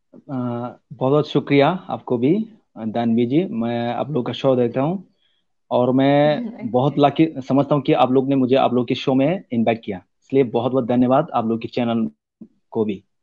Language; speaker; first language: Hindi; non-native, local second language; Kok Borok